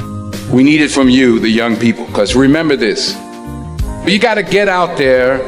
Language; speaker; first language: English; native; English